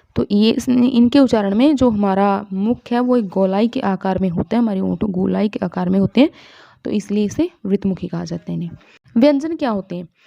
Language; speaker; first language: Hindi; non-native, local second language; Punjabi